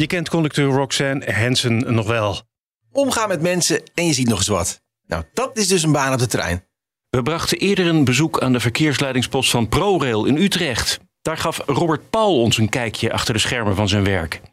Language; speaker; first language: Dutch; native; Dutch